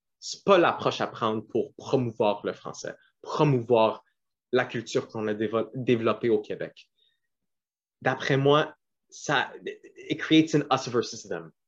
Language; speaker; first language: French; non-native, local second language; English